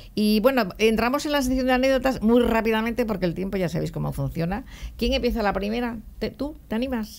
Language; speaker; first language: Spanish; native; Spanish